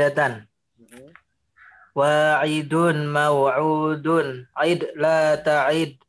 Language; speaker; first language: Arabic; non-native, learner; Indonesian